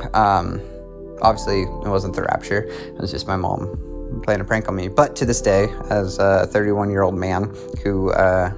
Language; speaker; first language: English; native; English